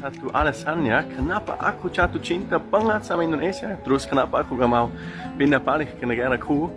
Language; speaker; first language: Indonesian; non-native, learner; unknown